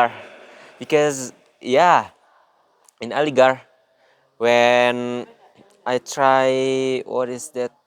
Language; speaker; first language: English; non-native, learner; Indonesian